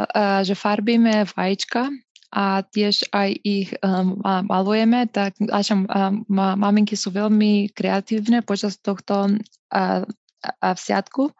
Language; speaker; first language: Slovak; non-native, fluent; Macedonian